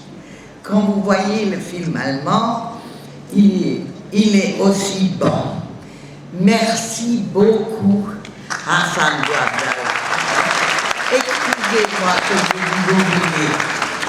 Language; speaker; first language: French; non-native, learner; German